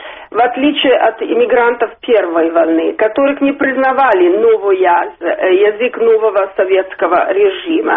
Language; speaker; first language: Russian; non-native, fluent; Italian